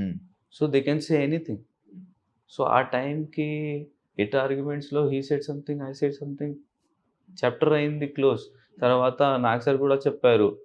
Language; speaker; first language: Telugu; non-native, learner; Urdu